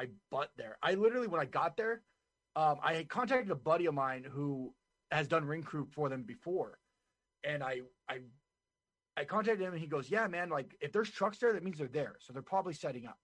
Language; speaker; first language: English; native; English